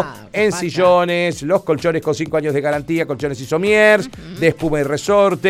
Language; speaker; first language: Spanish; native; Spanish